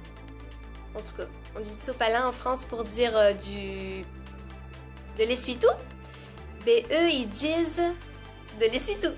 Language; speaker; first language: French; native; French